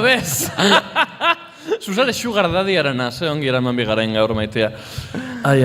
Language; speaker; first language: Basque; native; Basque